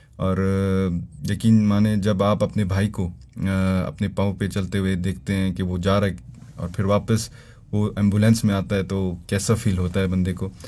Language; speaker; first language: Urdu; non-native, local second language; Brahui